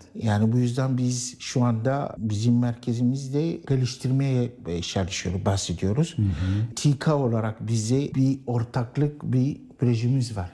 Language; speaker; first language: Turkish; non-native, learner; Arabic